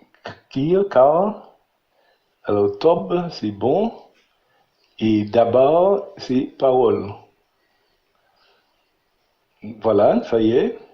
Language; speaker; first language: French; non-native, learner; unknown